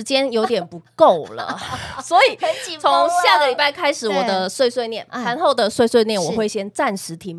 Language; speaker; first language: Chinese; native; Chinese